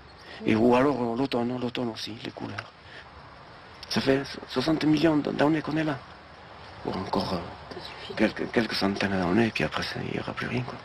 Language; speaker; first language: French; native; French